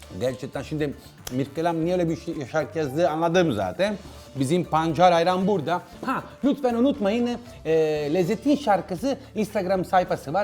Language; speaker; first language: Turkish; non-native, learner; Italian